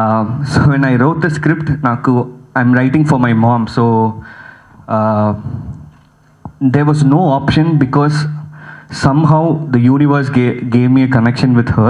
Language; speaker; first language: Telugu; early bilingual, heritage; Telugu